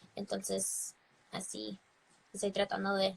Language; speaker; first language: Spanish; early bilingual, other home language; English